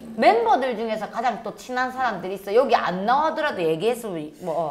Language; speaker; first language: Korean; native; Korean